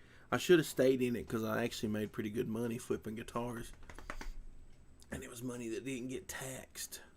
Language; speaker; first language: English; native; English